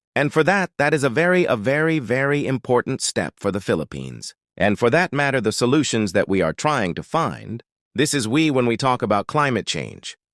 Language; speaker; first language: English; non-native, local second language; Filipino